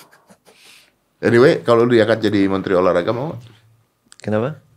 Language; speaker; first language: Indonesian; native; Indonesian